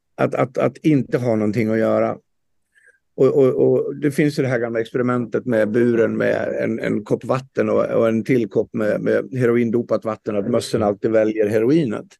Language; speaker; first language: Swedish; native; Swedish